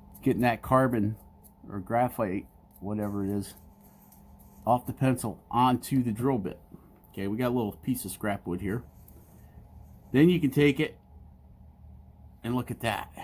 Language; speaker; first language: English; native; English